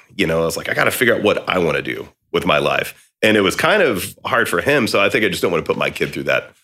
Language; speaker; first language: English; native; English